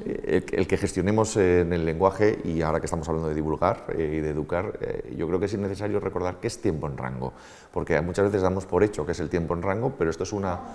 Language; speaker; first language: Spanish; native; Spanish